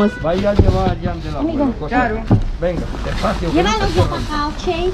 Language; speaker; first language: Spanish; native; Spanish